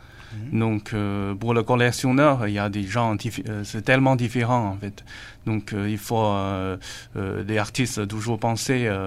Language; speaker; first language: French; non-native, learner; Chinese